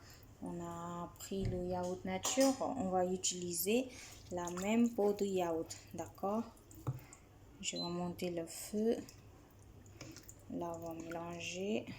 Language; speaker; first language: French; non-native, fluent; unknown